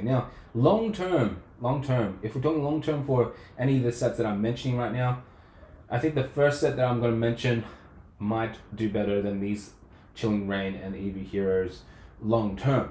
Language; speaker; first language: English; native; English